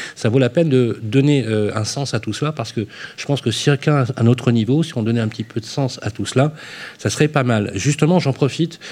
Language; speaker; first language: French; native; French